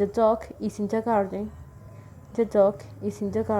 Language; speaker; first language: English; non-native, fluent; Spanish